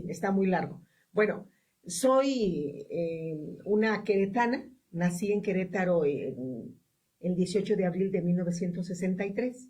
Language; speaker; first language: Spanish; native; Spanish